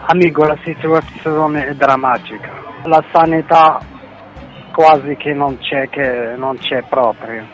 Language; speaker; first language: Italian; non-native, fluent; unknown